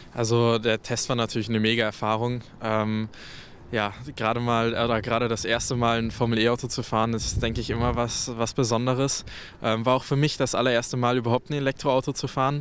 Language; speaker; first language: German; native; German